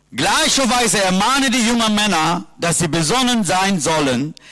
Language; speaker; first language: German; non-native, fluent; Sinhala